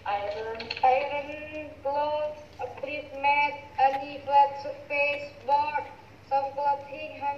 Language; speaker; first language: English; non-native, learner; Indonesian